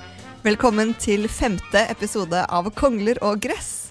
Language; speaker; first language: Norwegian; native; Norwegian